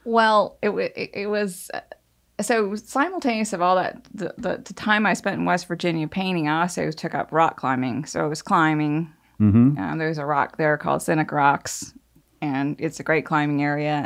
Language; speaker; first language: English; native; English